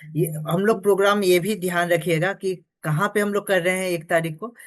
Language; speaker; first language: Hindi; non-native, local second language; Bangla